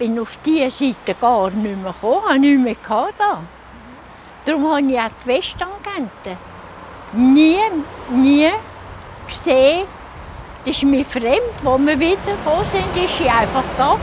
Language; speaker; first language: German; native; German